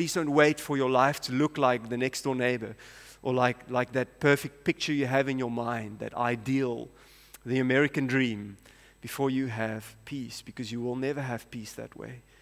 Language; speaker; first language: English; non-native, local second language; Afrikaans